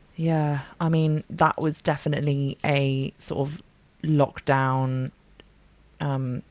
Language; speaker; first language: English; native; English